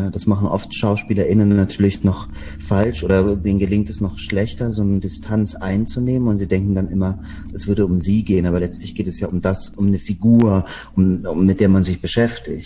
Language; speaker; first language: German; native; German